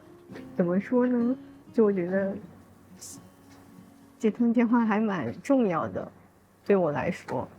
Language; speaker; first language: Chinese; native; Chinese